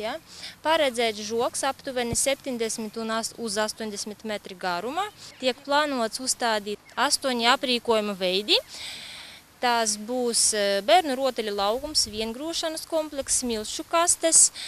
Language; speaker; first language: Latvian; non-native, local second language; Russian